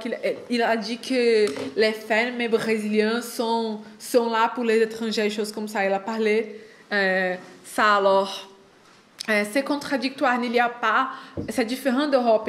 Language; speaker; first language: French; non-native, fluent; Portuguese